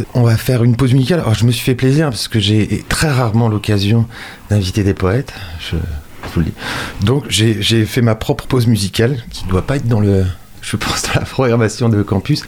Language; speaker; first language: French; native; French